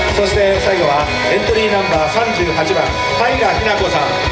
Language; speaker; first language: Japanese; native; Japanese